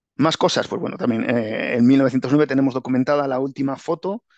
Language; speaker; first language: Spanish; native; Spanish